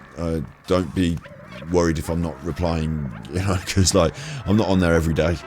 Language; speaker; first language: English; native; English